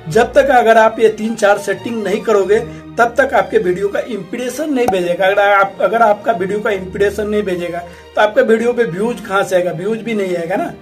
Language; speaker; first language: Hindi; native; Hindi